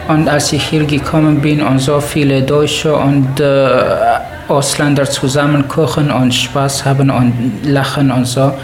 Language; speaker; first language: German; non-native, learner; Kurdish